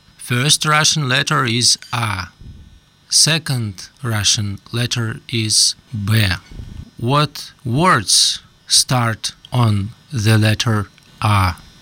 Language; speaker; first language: English; non-native, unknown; Russian